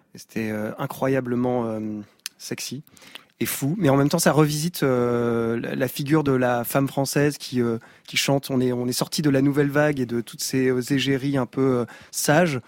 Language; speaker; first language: French; native; French